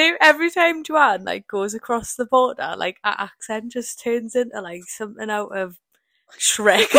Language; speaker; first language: English; native; English